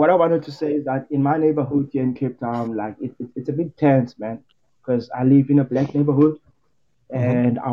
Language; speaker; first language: English; non-native, local second language; Xhosa